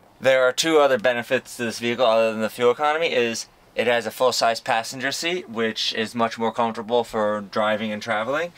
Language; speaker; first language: English; native; English